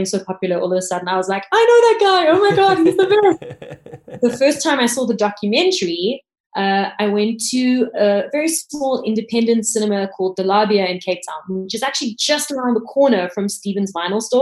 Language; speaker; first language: English; native; English